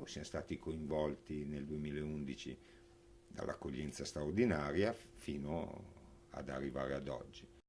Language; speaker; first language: Italian; native; Italian